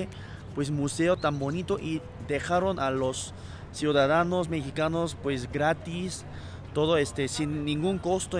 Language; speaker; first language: Spanish; non-native, fluent; Korean